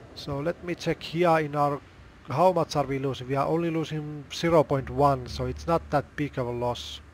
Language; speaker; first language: English; non-native, fluent; Finnish